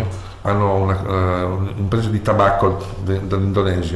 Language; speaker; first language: Italian; native; Italian